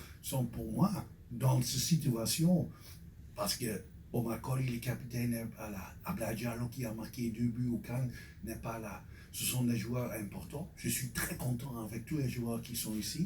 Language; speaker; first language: French; non-native, fluent; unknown